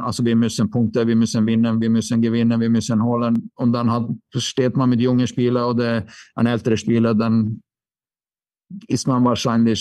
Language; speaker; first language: German; non-native, fluent; Swedish